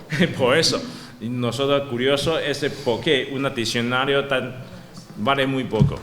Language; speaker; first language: Spanish; non-native, learner; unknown